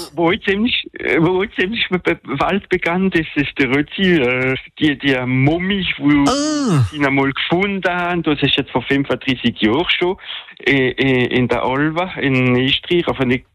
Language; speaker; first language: German; non-native, local second language; French